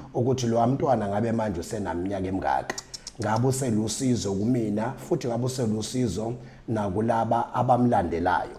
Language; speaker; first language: Zulu; native; Zulu